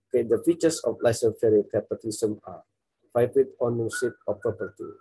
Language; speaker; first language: English; non-native, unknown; Indonesian